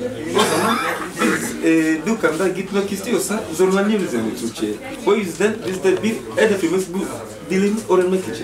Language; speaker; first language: Turkish; non-native, learner; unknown